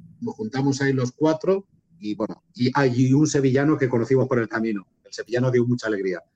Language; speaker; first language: Spanish; native; Spanish